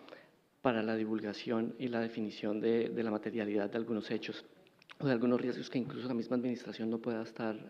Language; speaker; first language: Spanish; native; Spanish